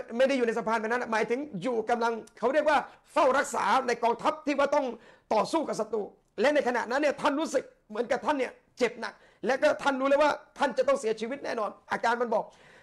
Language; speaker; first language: Thai; non-native, local second language; Malay